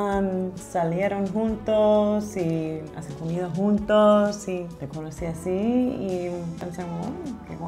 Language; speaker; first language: Spanish; non-native, learner; English